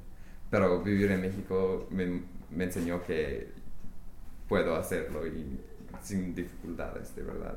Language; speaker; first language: Spanish; non-native, fluent; English